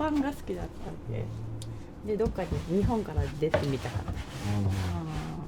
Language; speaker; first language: Japanese; native; Japanese